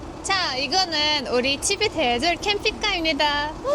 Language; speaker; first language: Korean; non-native, fluent; Turkish